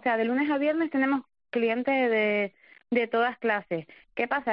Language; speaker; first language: Spanish; native; Spanish